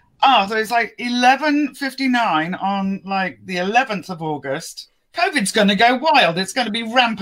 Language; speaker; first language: English; native; English